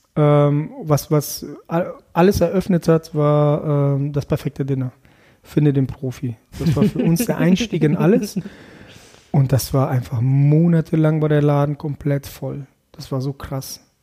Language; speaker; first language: German; early bilingual, other home language; Russian